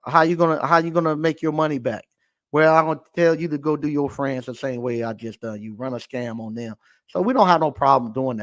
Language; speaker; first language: English; native; English